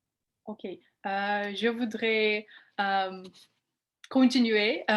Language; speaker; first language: French; non-native, fluent; English